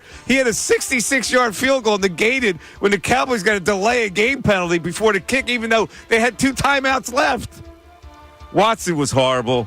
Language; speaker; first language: English; native; English